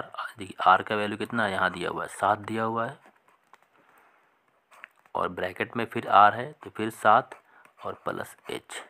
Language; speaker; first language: Hindi; native; Hindi